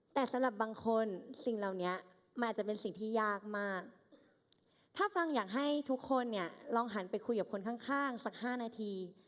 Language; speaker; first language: Thai; native; Thai